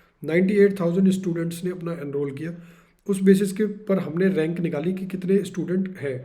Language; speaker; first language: Hindi; native; Hindi